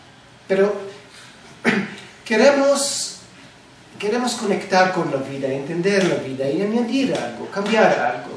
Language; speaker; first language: Spanish; non-native, fluent; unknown